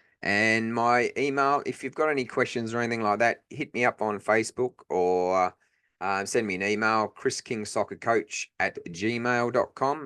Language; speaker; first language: English; native; English